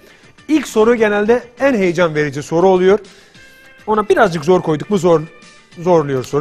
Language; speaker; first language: Turkish; native; Turkish